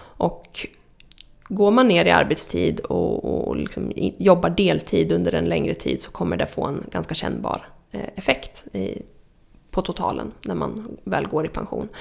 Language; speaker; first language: Swedish; native; Swedish